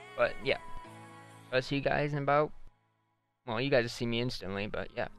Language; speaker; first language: English; native; English